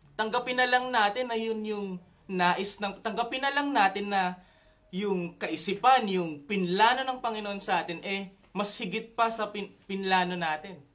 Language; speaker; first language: Filipino; native; Filipino